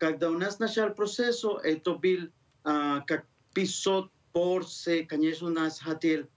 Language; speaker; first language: Russian; non-native, learner; Spanish